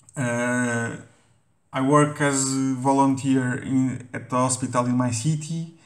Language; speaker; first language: English; non-native, fluent; Portuguese